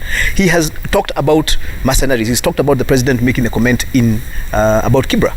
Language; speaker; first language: English; non-native, local second language; Kikuyu